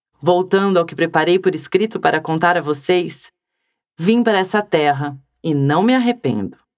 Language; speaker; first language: Portuguese; native; Portuguese